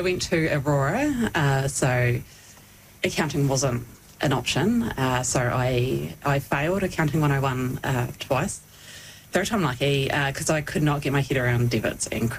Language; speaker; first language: English; native; English